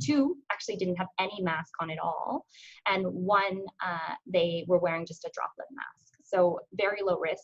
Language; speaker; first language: English; native; English